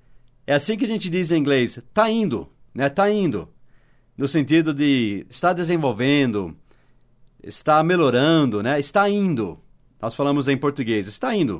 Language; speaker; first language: Portuguese; non-native, fluent; English